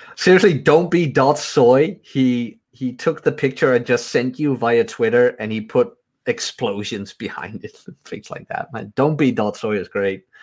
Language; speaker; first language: English; non-native, fluent; Dutch